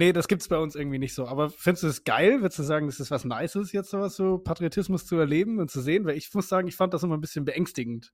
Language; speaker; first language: German; native; German